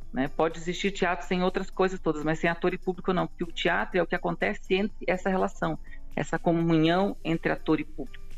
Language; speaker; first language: Portuguese; native; Portuguese